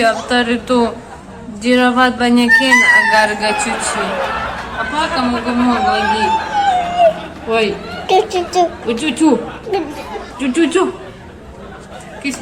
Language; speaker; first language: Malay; non-native, learner; Russian